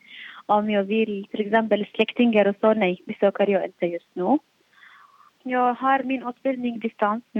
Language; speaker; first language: Swedish; non-native, fluent; Arabic